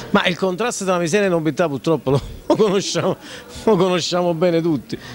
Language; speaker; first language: Italian; native; Italian